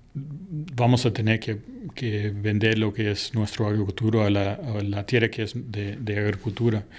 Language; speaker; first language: Spanish; early bilingual, other home language; English